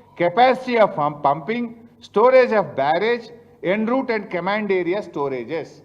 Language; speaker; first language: English; non-native, local second language; Telugu